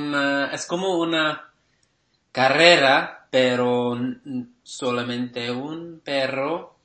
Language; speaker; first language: Spanish; non-native, learner; English